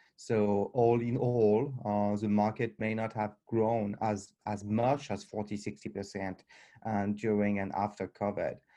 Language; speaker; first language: English; non-native, fluent; French